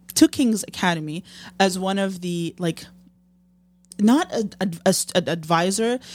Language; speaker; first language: English; non-native, fluent; Arabic